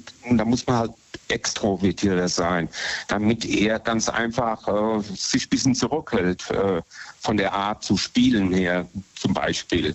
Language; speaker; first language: German; native; German